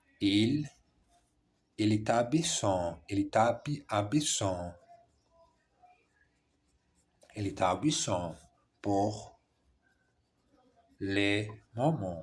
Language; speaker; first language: French; non-native, learner; Portuguese